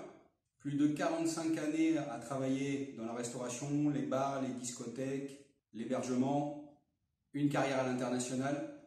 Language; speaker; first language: French; native; French